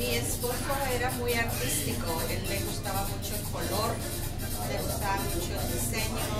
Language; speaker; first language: Spanish; early bilingual, other home language; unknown